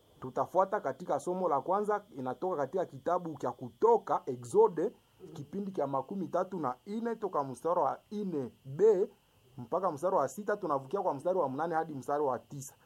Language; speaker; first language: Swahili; native; Swahili